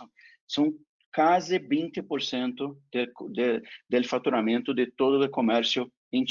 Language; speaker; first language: Spanish; non-native, fluent; Portuguese